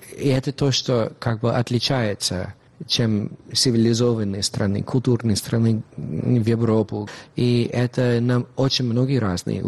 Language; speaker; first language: Russian; non-native, fluent; English